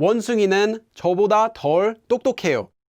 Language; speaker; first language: Korean; non-native, fluent; English